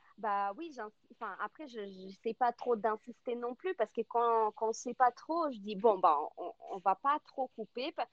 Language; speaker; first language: French; non-native, fluent; Russian